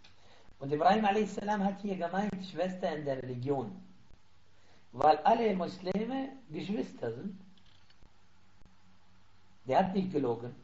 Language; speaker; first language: German; non-native, fluent; Arabic